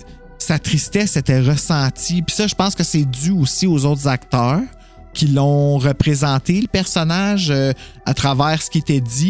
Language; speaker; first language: French; native; French